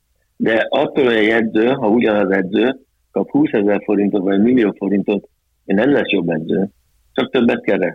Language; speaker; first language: Hungarian; early bilingual, heritage; Hungarian